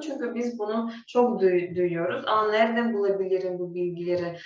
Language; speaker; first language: Turkish; non-native, fluent; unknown